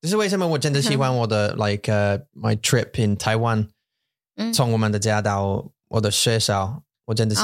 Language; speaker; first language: Chinese; non-native, learner; English